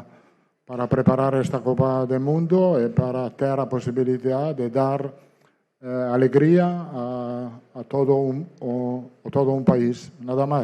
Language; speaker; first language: Portuguese; non-native, learner; Italian